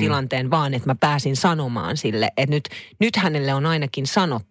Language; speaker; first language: Finnish; native; Finnish